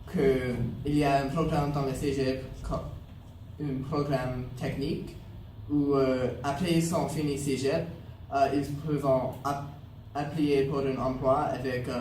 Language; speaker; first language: French; non-native, local second language; English